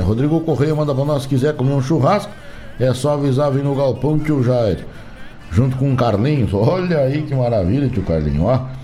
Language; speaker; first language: Portuguese; native; Portuguese